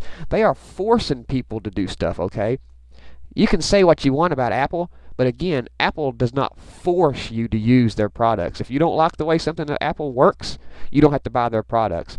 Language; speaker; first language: English; native; English